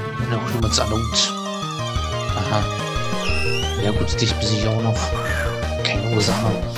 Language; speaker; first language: German; native; German